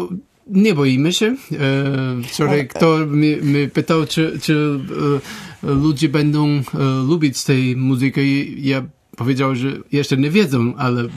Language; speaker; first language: Polish; non-native, learner; Portuguese